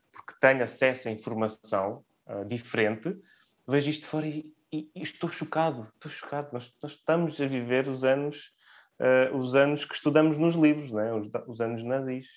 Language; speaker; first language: Portuguese; early bilingual, other home language; Russian